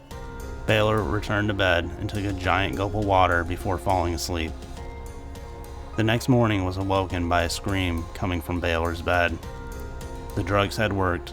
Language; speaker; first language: English; native; English